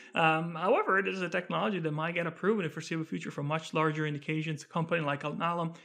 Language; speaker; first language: English; non-native, fluent; Italian